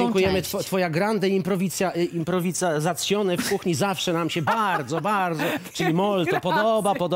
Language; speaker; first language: Polish; native; Polish